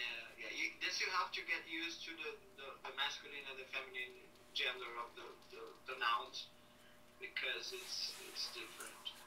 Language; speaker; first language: English; non-native, fluent; Portuguese